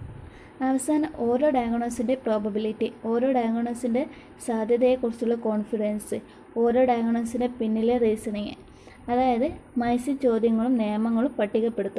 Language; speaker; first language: Malayalam; native; Malayalam